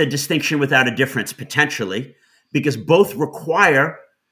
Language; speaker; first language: English; native; English